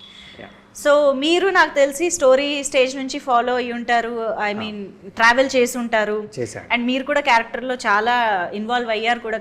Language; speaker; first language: Telugu; native; Telugu